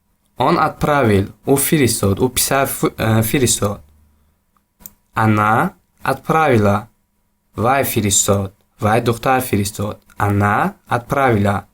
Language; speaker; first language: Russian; non-native, local second language; Tajik